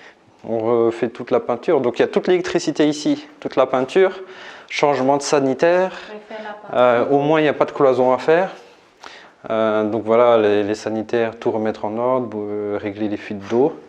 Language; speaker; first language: French; native; French